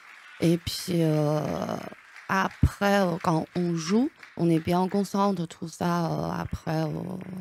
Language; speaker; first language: French; non-native, learner; Chinese